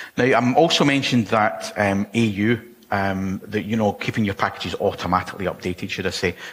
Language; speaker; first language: English; native; English